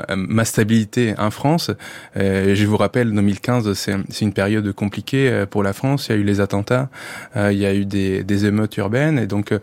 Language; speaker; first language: French; non-native, fluent; Spanish